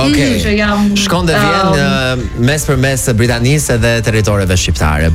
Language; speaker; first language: Albanian; native; Albanian